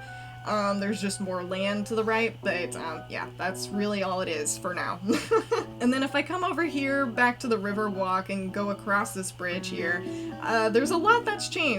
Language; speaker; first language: English; native; English